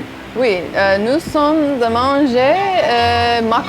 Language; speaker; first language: French; non-native, learner; Turkish